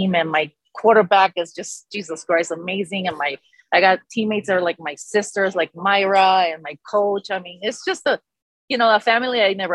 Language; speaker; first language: English; non-native, fluent; Spanish